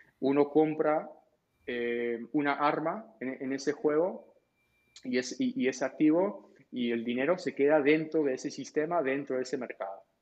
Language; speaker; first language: Spanish; early bilingual, heritage; Spanish